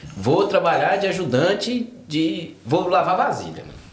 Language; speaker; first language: Portuguese; native; Portuguese